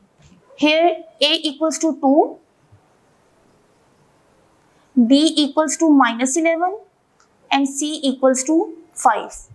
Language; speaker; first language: English; non-native, local second language; Urdu